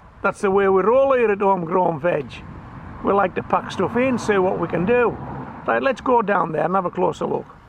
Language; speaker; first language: English; native; English